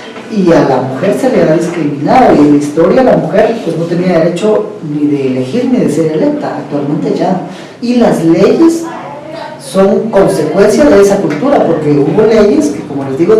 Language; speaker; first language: Spanish; native; Spanish